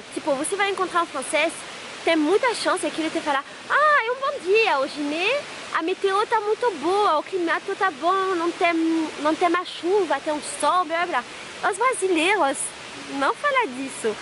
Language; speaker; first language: Portuguese; non-native, fluent; French